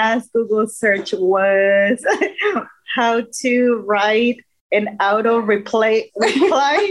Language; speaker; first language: English; non-native, fluent; Spanish